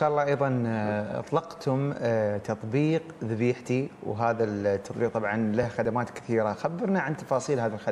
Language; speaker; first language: Arabic; native; Arabic